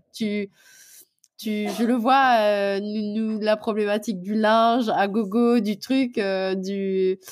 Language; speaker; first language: French; non-native, local second language; Morisyen